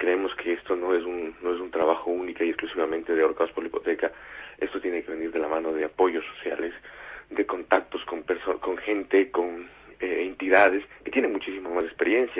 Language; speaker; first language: Spanish; native; Spanish